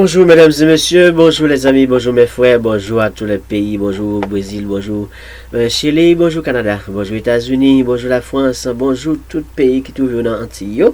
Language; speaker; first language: French; non-native, local second language; Haitian Creole